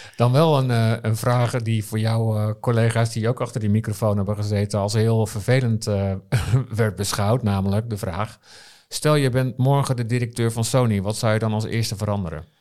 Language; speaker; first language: Dutch; native; Dutch